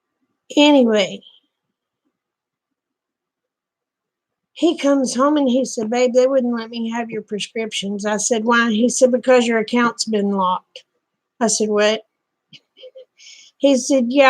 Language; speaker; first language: English; native; English